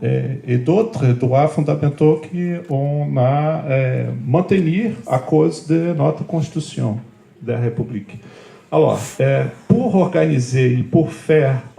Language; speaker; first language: French; non-native, fluent; Portuguese